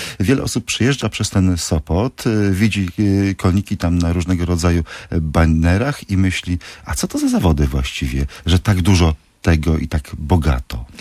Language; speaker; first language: Polish; native; Polish